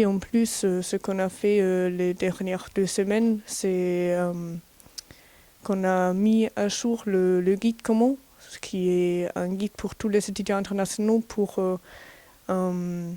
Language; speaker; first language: French; non-native, fluent; German